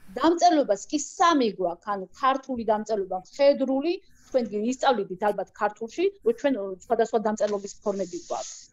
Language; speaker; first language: Georgian; non-native, local second language; Svan